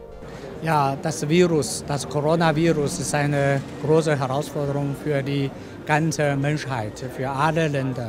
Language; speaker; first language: German; non-native, fluent; Chinese